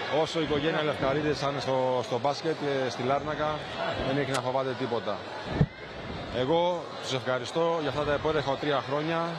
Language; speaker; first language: Greek; native; Greek